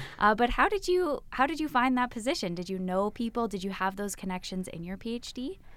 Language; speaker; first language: English; native; English